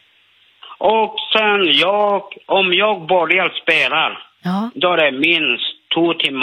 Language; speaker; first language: Swedish; non-native, learner; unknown